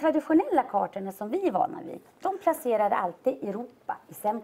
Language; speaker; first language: Swedish; native; Swedish